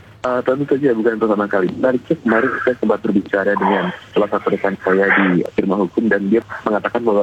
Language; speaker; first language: Indonesian; native; Indonesian